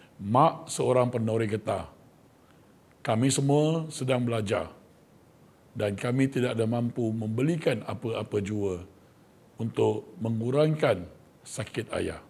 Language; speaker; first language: Malay; non-native, local second language; Chinese